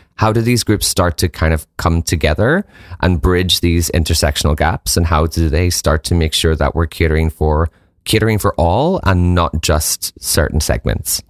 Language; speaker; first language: English; native; English